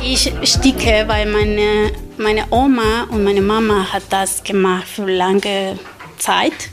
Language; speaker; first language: German; non-native, learner; Spanish